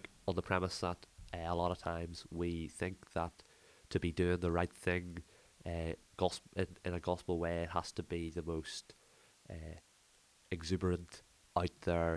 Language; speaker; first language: English; native; English